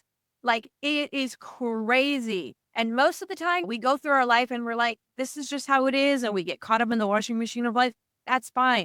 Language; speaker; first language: English; native; English